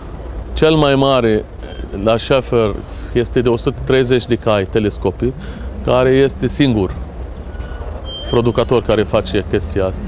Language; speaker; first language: Romanian; non-native, fluent; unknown